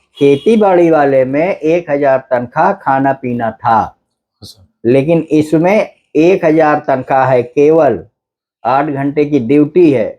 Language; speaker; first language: Hindi; native; Hindi